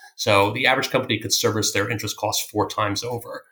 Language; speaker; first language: English; native; English